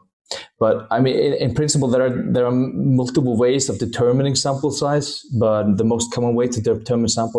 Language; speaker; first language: English; non-native, fluent; Danish